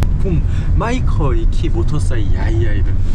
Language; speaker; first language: Thai; non-native, learner; Korean